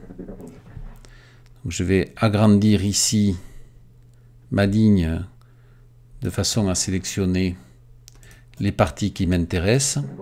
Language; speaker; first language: French; native; French